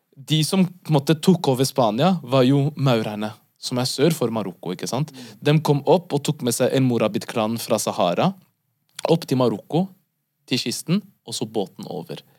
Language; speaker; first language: Norwegian; early bilingual, other home language; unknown